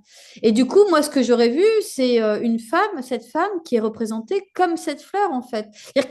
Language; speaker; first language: French; native; French